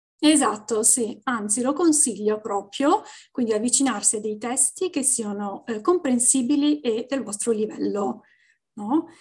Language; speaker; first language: Italian; native; Italian